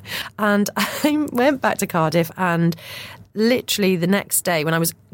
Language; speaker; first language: English; native; English